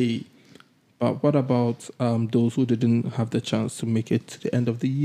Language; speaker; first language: English; non-native, local second language; Akan